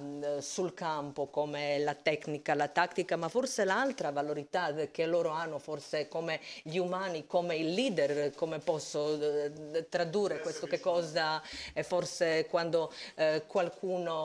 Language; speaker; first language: Italian; non-native, fluent; Croatian